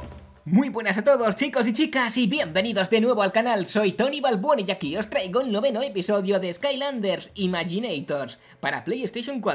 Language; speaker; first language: Spanish; native; Spanish